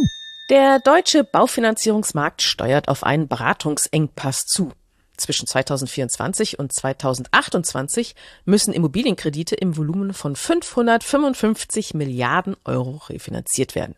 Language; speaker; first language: German; native; German